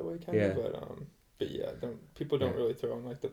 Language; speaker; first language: English; native; English